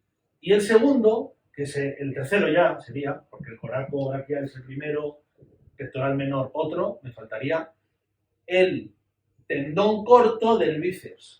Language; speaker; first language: Spanish; native; Spanish